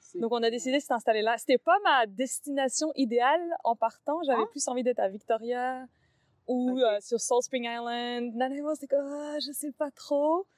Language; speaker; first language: French; native; French